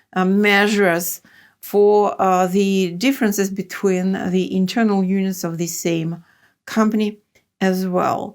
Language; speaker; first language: English; non-native, fluent; Russian